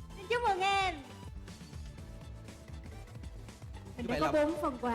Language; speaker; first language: Vietnamese; native; Vietnamese